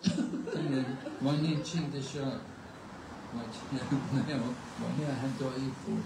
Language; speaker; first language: Chinese; non-native, learner; English